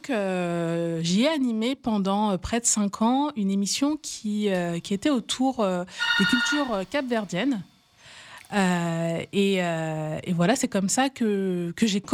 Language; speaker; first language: French; native; French